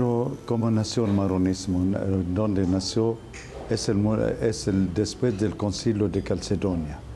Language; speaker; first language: Spanish; non-native, fluent; Arabic